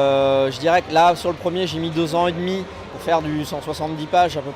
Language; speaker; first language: French; native; French